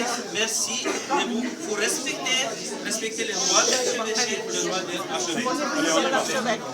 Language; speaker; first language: French; non-native, learner; Russian